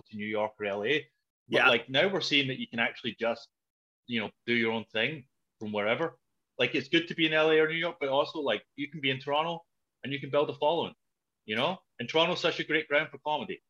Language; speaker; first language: English; native; English